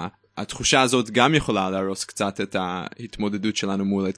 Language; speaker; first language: Hebrew; non-native, fluent; English